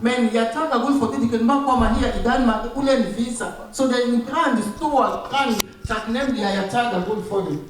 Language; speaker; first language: Danish; non-native, learner; French